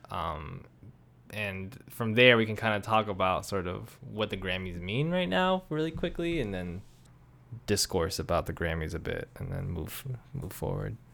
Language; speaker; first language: English; native; English